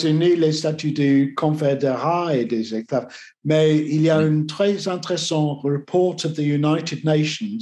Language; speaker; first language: French; non-native, learner; English